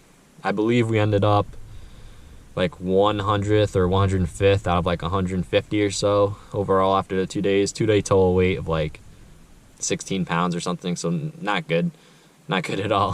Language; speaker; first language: English; native; English